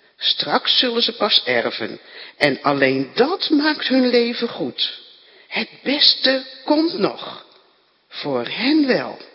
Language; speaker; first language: Dutch; native; Dutch